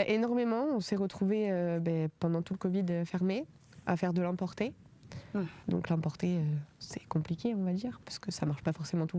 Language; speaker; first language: French; native; French